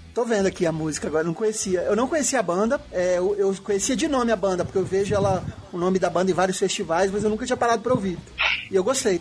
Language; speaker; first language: Portuguese; native; Portuguese